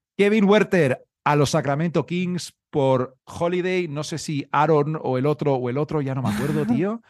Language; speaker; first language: Spanish; native; Spanish